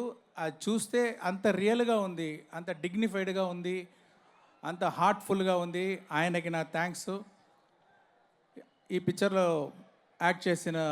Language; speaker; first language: Telugu; non-native, learner; Tamil